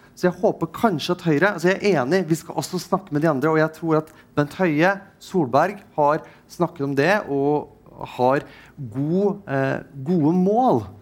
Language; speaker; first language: Norwegian; non-native, fluent; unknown